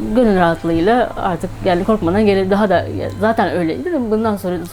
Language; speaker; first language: Turkish; non-native, fluent; Turkmen